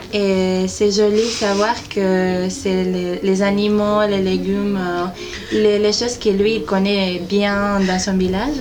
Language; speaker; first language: French; non-native, fluent; Spanish